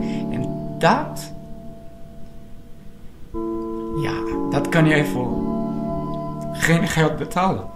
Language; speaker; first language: Dutch; non-native, fluent; Portuguese